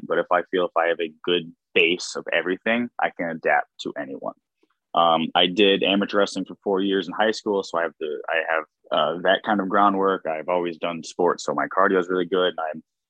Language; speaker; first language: English; native; English